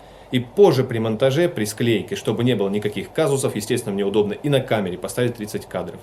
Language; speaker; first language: Russian; native; Russian